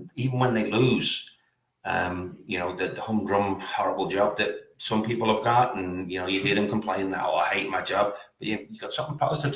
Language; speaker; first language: English; native; English